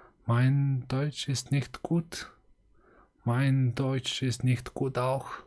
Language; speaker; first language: German; non-native, learner; Mongolian